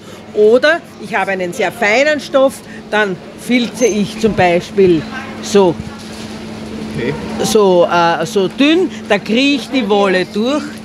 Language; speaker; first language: German; native; German